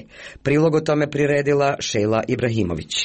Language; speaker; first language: Serbian; native; Serbian